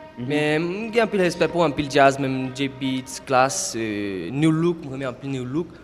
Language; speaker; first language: Haitian Creole; non-native, fluent; Portuguese